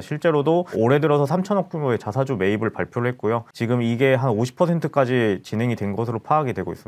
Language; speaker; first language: Korean; native; Korean